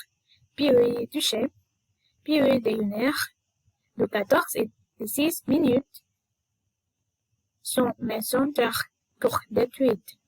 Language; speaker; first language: French; non-native, learner; Spanish